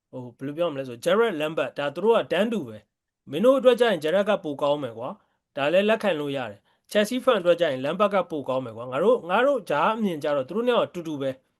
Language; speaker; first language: Burmese; native; Burmese